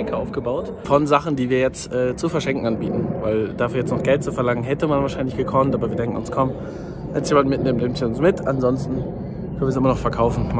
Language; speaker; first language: German; native; German